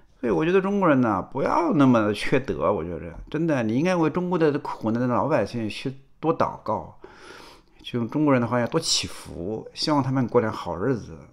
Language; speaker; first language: Chinese; native; Chinese